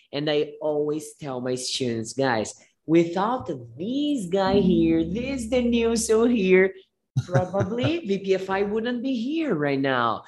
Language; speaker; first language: English; non-native, fluent; Portuguese